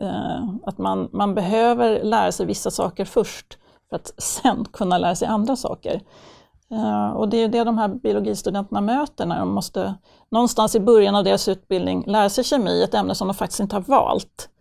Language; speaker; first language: Swedish; native; Swedish